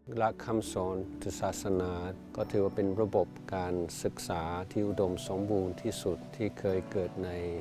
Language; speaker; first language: Thai; non-native, fluent; English